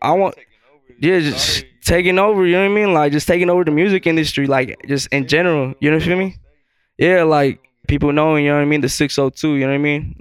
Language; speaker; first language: English; native; English